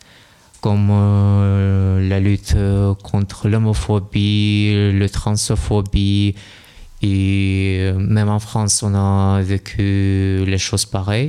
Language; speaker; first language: French; non-native, learner; Russian